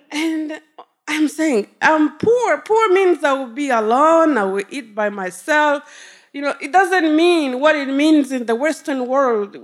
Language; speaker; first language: English; non-native, local second language; Kinyarwanda